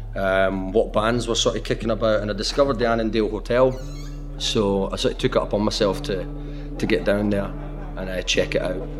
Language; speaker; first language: English; native; English